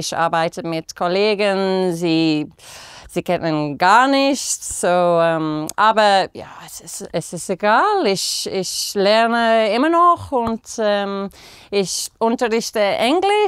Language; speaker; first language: German; non-native, fluent; English